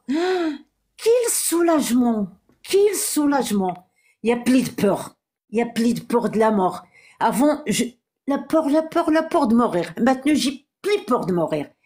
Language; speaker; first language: French; non-native, local second language; Arabic